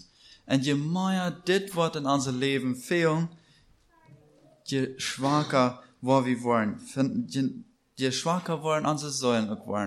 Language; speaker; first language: German; non-native, learner; Plautdietsch